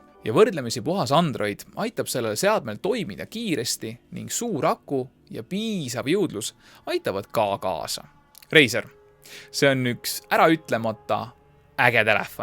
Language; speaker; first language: Estonian; native; Estonian